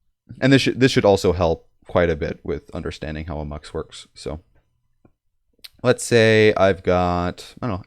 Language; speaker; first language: English; native; English